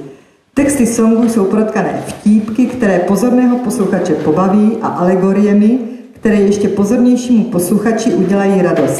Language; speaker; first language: Czech; native; Czech